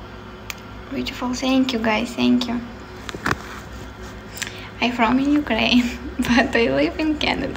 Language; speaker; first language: English; non-native, learner; Ukrainian